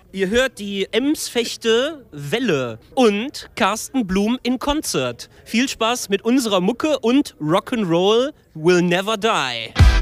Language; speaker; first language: German; native; German